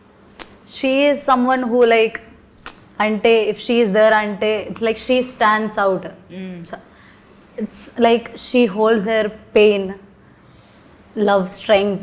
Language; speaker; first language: Telugu; non-native, learner; Malayalam